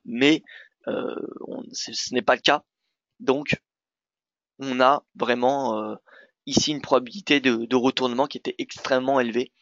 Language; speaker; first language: French; native; French